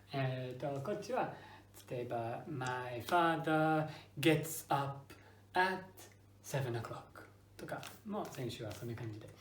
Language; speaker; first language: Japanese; non-native, fluent; English